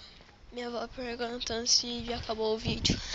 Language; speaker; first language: Portuguese; native; Portuguese